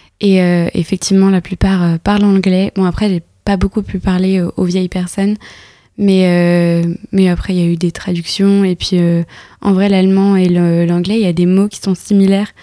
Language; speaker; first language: French; native; French